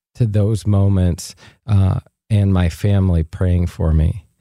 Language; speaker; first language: English; native; English